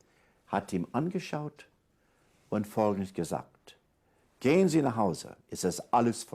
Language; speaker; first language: German; non-native, fluent; English